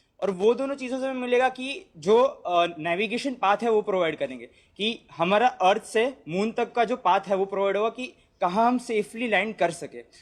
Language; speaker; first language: Hindi; non-native, local second language; Gujarati